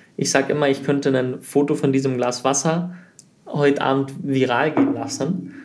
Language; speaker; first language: German; early bilingual, heritage; German